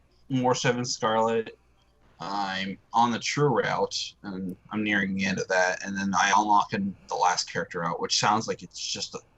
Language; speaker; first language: English; native; English